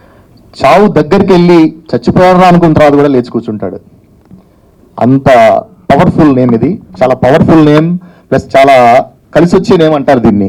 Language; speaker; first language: Telugu; native; Telugu